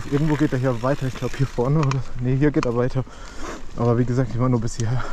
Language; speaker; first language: German; native; German